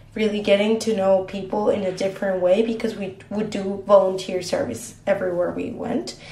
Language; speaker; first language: English; non-native, fluent; Spanish